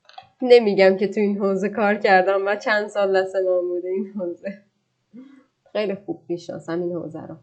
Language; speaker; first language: Persian; native; Persian